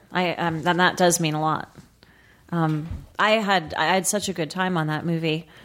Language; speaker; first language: English; native; English